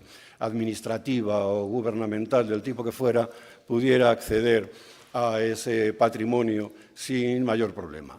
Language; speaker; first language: Spanish; native; Spanish